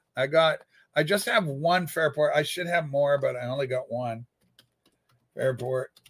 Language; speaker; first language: English; native; English